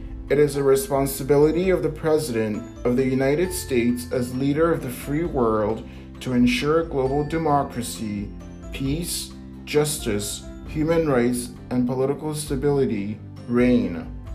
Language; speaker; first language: English; native; English